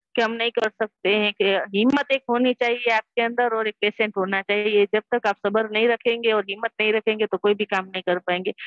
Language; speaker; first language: Hindi; non-native, local second language; Gujarati